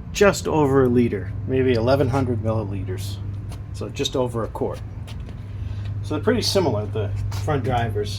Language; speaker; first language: English; native; English